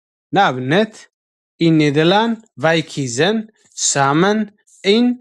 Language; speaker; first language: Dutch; non-native, fluent; Tigrinya